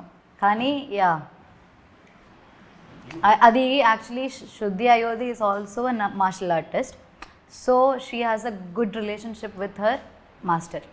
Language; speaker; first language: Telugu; non-native, learner; Malayalam